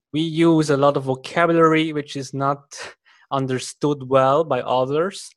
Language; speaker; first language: English; non-native, fluent; German